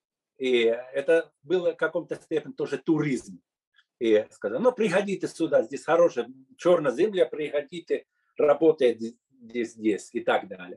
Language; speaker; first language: Russian; non-native, fluent; Finnish